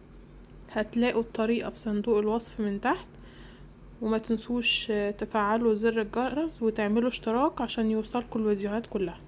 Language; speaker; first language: Arabic; native; Arabic